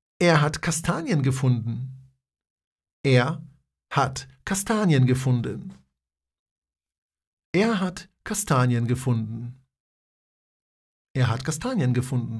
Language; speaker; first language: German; non-native, fluent; Polish